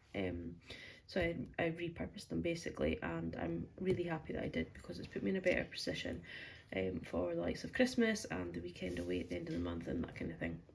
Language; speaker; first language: English; native; English